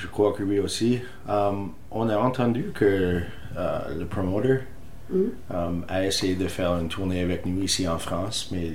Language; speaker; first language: French; non-native, fluent; English